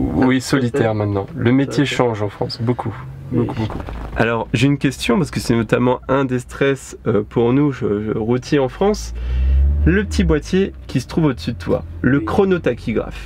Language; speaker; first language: French; native; French